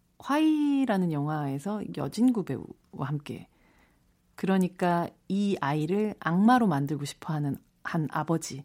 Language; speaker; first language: Korean; native; Korean